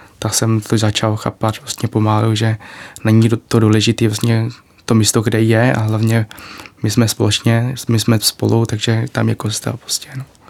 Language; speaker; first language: Czech; non-native, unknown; Vietnamese